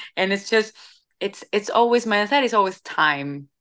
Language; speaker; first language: English; non-native, fluent; Spanish